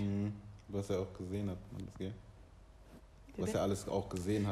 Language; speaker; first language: German; early bilingual, other home language; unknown